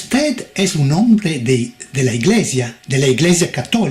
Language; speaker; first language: Spanish; non-native, fluent; Italian